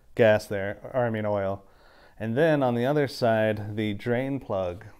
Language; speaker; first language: English; native; English